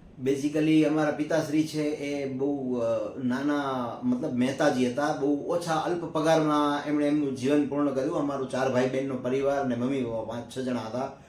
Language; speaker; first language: Gujarati; native; Gujarati